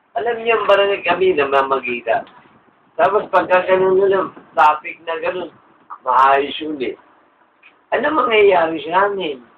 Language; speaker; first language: Filipino; native; Filipino